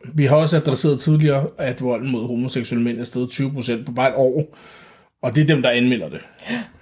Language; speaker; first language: Danish; native; Danish